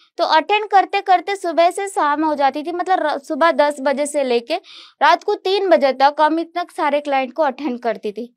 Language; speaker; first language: Hindi; non-native, local second language; Kannada